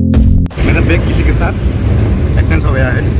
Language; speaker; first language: Hindi; non-native, local second language; Kok Borok